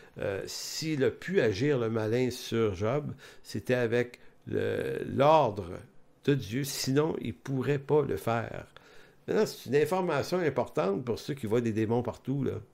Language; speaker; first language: French; native; French